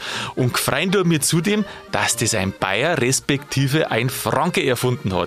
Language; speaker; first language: German; native; German